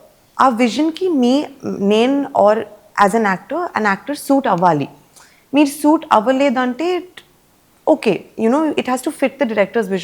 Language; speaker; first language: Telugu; early bilingual, heritage; Telugu